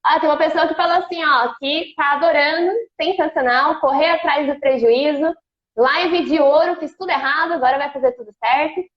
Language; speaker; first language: Portuguese; native; Portuguese